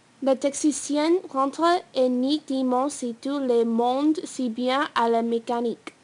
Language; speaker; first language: French; non-native, learner; English